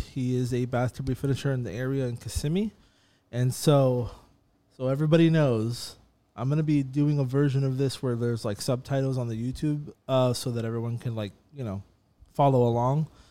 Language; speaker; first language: English; early bilingual, other home language; Spanish